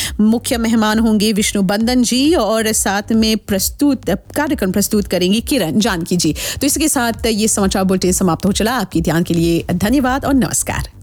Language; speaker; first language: Hindi; non-native, local second language; Morisyen